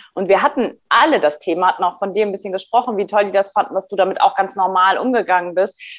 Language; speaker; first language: German; native; German